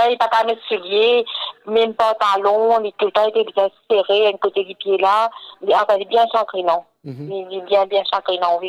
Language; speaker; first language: French; non-native, local second language; Morisyen